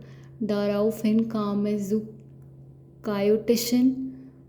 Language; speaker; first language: German; non-native, learner; Hindi